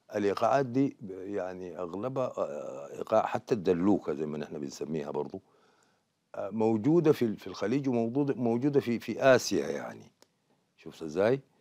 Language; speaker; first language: Arabic; native; Arabic